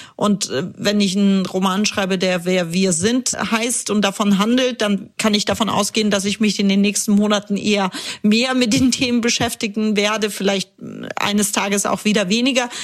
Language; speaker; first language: German; early bilingual, other home language; Russian